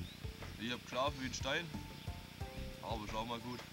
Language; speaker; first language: German; native; German